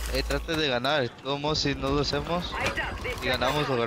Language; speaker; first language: Spanish; early bilingual, heritage; English